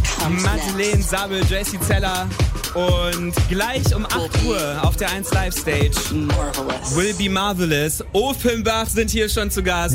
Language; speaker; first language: German; native; German